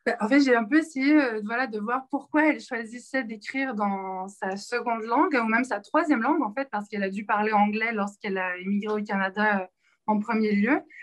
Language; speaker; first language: French; native; French